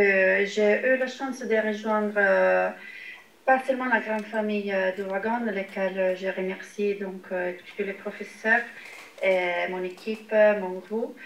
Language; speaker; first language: French; non-native, fluent; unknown